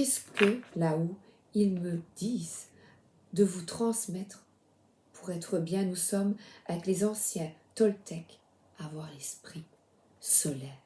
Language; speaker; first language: French; native; French